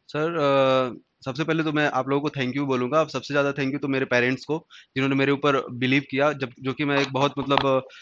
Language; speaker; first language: Hindi; native; Hindi